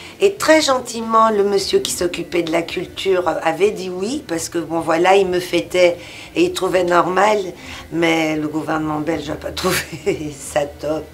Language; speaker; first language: French; early bilingual, other home language; Portuguese